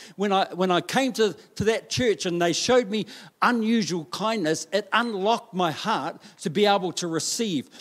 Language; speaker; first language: English; native; English